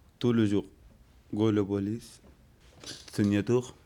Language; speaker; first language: French; non-native, learner; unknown